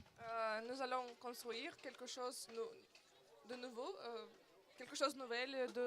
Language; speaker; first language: French; non-native, learner; Russian